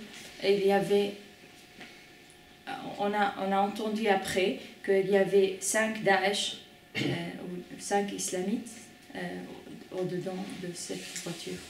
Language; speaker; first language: French; non-native, fluent; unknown